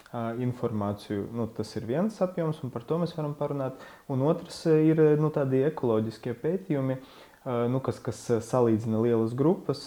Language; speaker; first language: Latvian; non-native, local second language; Russian